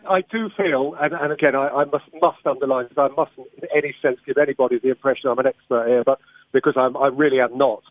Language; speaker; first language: English; native; English